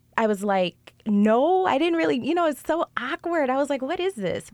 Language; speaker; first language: English; native; English